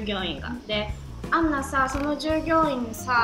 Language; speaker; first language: Japanese; native; Japanese